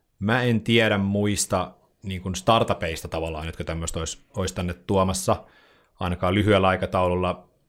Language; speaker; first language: Finnish; native; Finnish